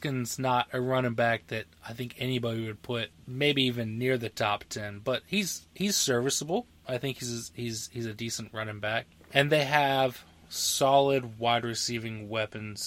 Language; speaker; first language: English; native; English